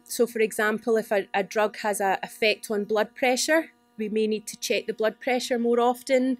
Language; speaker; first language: English; native; English